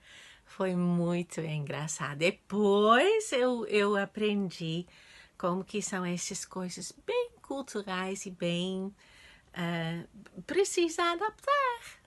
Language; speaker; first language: Portuguese; non-native, fluent; Dutch